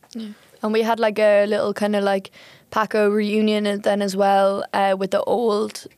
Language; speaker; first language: English; native; English